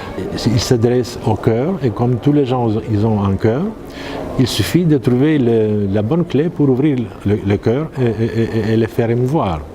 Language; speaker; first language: French; non-native, fluent; Greek